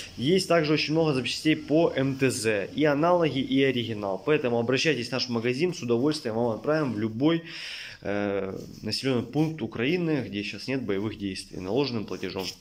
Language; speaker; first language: Russian; native; Russian